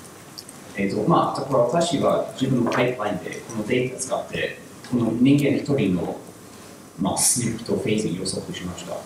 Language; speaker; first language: Japanese; non-native, learner; English